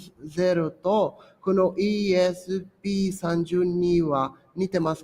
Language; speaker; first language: Japanese; non-native, fluent; Portuguese